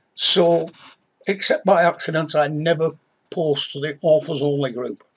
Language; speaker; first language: English; native; English